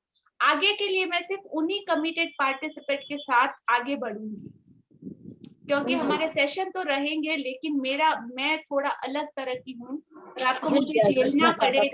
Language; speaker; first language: Hindi; native; Hindi